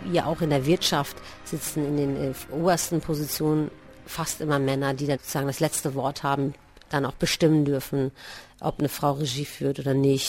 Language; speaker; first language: German; native; German